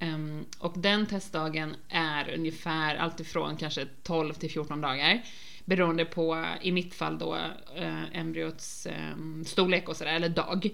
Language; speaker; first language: Swedish; native; Swedish